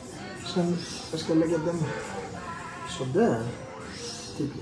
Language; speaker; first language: Swedish; non-native, learner; Greek